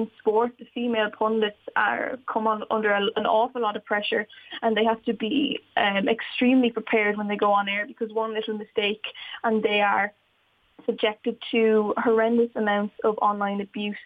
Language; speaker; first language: English; native; English